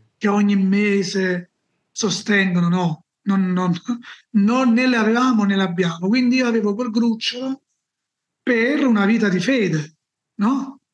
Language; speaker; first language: Italian; native; Italian